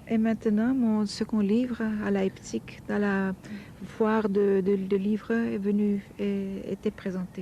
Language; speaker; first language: French; non-native, fluent; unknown